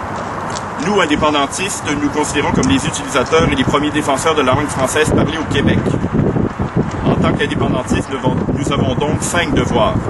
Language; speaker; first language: French; native; French